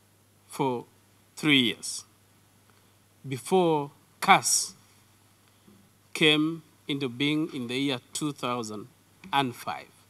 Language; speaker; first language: English; non-native, local second language; Kalenjin